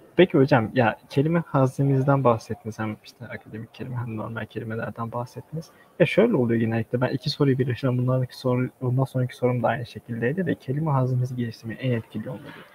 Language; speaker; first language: Turkish; native; Turkish